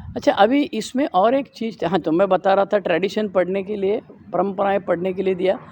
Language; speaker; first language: Hindi; non-native, local second language; Marathi